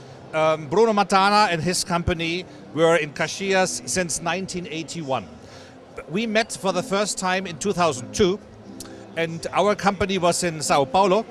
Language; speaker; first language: English; non-native, fluent; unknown